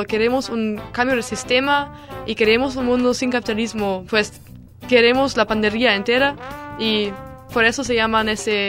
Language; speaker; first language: Spanish; non-native, learner; German